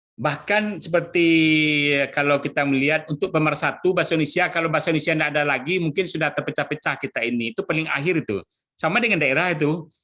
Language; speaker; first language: Indonesian; non-native, local second language; Minangkabau